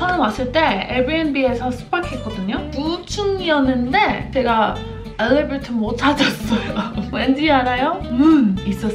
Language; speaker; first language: Korean; non-native, fluent; English